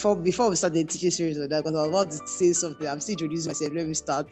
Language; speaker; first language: English; non-native, local second language; Yoruba